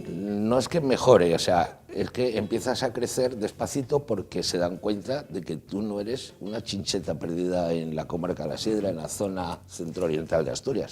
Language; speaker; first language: Spanish; native; Spanish